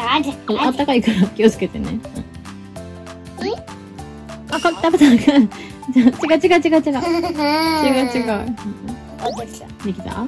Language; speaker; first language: Japanese; native; Japanese